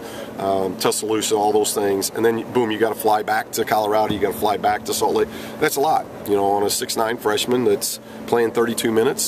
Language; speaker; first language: English; native; English